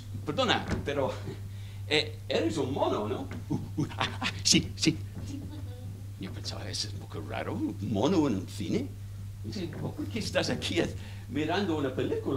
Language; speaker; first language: Spanish; non-native, learner; English